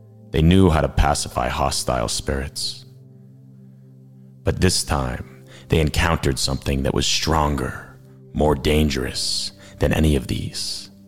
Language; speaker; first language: English; early bilingual, other home language; Hungarian